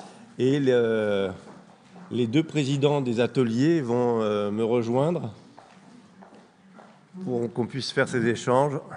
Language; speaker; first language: French; native; French